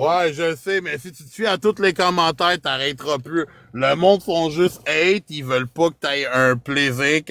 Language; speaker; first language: French; native; French